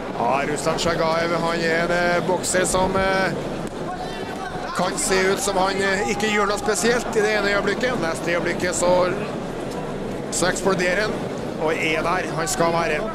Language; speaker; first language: Norwegian; native; Norwegian